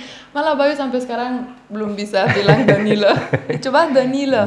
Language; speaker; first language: Indonesian; non-native, fluent; Romanian